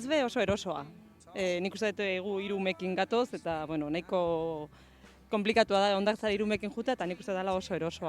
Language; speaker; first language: Basque; native; Basque